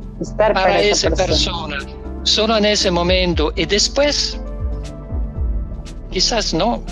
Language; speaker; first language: Spanish; non-native, learner; Danish